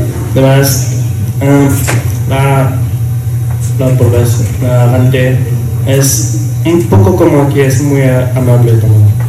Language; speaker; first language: Spanish; non-native, learner; French